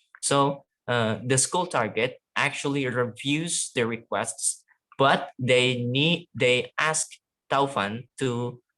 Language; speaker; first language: English; non-native, fluent; Indonesian